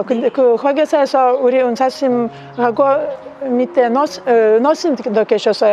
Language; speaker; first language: Korean; non-native, learner; Lithuanian